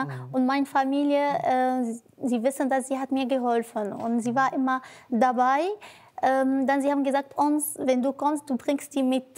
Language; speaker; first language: German; non-native, learner; Arabic